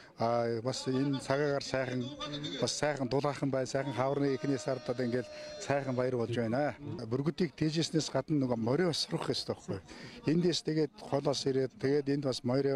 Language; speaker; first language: Mongolian; non-native, local second language; Kazakh